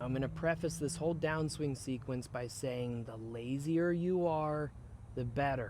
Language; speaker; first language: English; native; English